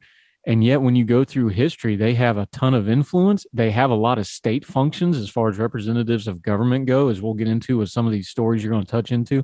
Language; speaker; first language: English; native; English